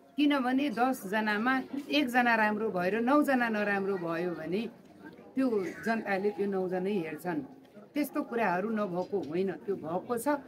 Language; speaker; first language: Nepali; non-native, local second language; Maithili